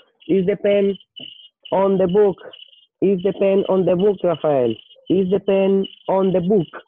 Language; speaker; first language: English; non-native, fluent; Spanish